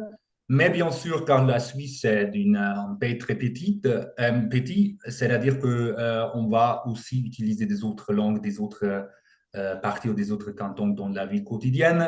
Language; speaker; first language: French; non-native, fluent; German